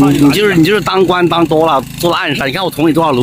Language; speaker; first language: Chinese; native; Chinese